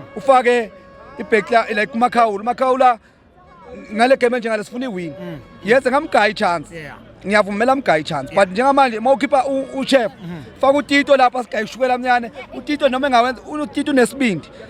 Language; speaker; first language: Zulu; native; Zulu